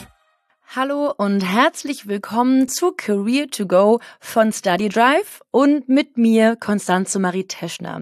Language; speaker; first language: German; native; German